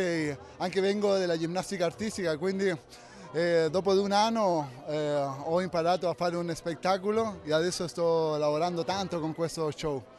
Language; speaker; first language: Italian; non-native, fluent; Spanish